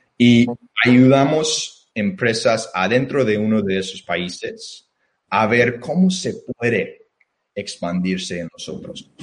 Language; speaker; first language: Spanish; non-native, fluent; English